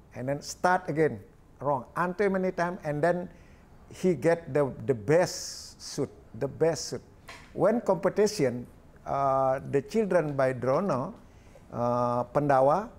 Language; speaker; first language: English; non-native, learner; Balinese